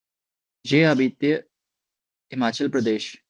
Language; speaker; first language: French; non-native, learner; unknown